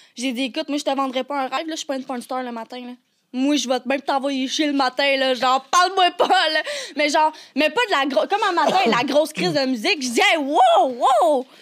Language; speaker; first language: French; native; French